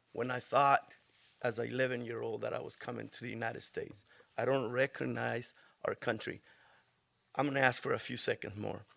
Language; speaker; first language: English; early bilingual, other home language; Spanish